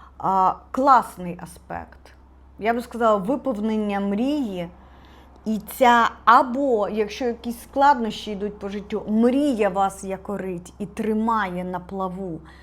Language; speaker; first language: Ukrainian; non-native, local second language; Russian